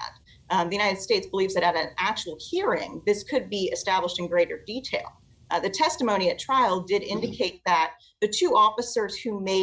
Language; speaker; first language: English; native; English